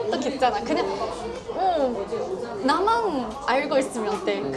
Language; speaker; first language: Korean; non-native, fluent; Japanese